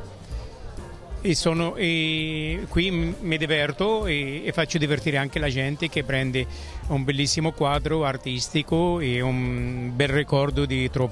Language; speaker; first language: Italian; non-native, fluent; Arabic